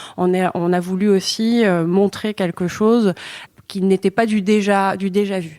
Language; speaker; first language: French; native; French